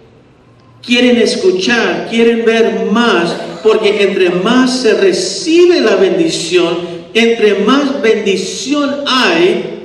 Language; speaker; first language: Spanish; early bilingual, heritage; Spanish